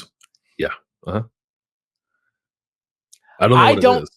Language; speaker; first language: English; native; English